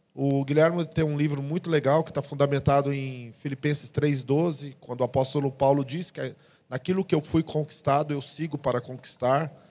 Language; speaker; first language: Portuguese; native; Portuguese